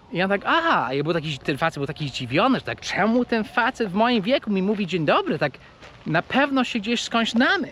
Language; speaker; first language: Polish; non-native, fluent; English